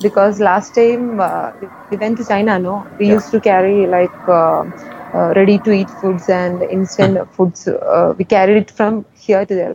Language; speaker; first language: English; non-native, local second language; Malayalam